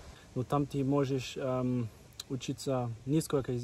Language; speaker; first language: Russian; non-native, learner; German